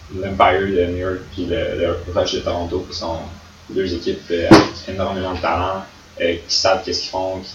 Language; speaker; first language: French; native; French